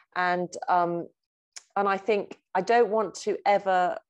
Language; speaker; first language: English; native; English